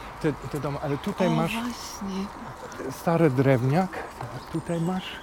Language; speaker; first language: Polish; non-native, fluent; German